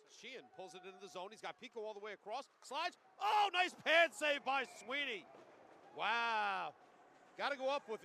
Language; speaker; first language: English; native; English